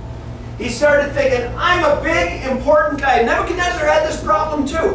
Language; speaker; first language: English; native; English